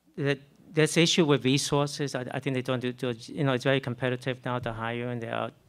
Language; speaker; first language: English; native; English